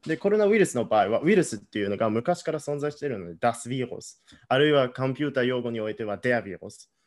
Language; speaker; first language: Japanese; non-native, fluent; German